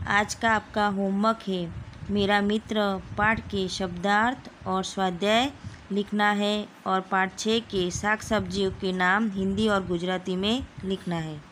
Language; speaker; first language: Hindi; non-native, local second language; Gujarati